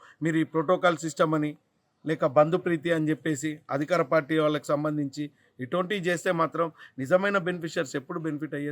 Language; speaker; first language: Telugu; native; Telugu